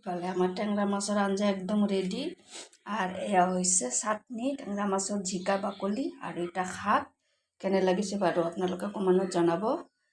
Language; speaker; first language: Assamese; non-native, local second language; Bangla